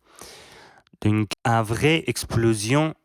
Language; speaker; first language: French; non-native, learner; Persian